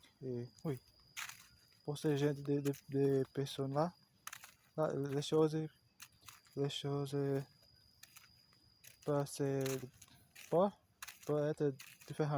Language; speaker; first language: French; non-native, learner; Portuguese